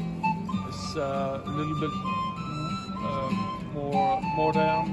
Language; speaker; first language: English; non-native, learner; German